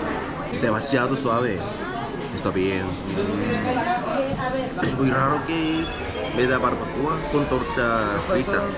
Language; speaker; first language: Spanish; non-native, learner; Korean